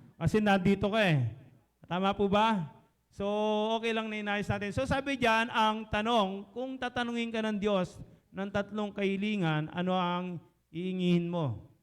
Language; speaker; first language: Filipino; non-native, local second language; Pampanga